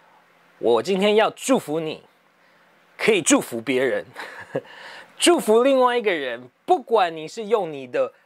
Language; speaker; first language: Chinese; early bilingual, heritage; English